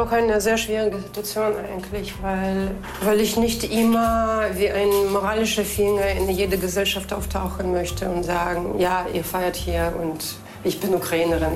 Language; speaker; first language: German; non-native, fluent; Russian